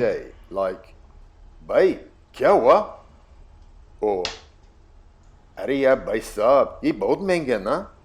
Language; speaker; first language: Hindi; non-native, learner; English